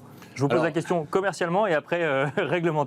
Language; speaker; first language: French; native; French